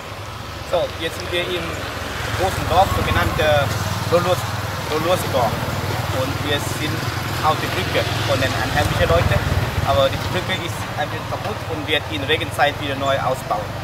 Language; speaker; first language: German; non-native, learner; Khmer